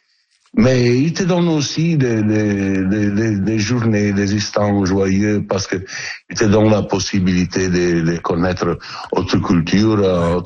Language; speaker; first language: French; non-native, learner; Italian